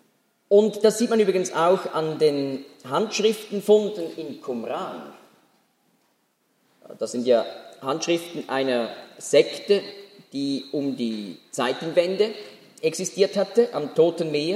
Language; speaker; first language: German; native; German